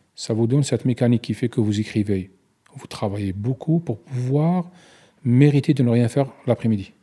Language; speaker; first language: French; non-native, local second language; Arabic